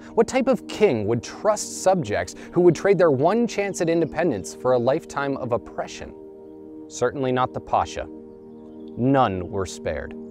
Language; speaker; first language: English; native; English